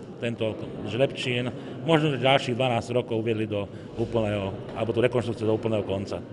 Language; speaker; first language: Slovak; native; Slovak